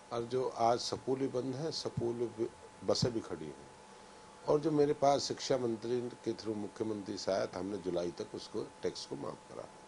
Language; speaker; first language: Hindi; native; Hindi